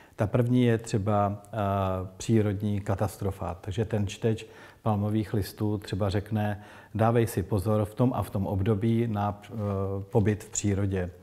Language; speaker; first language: Czech; native; Czech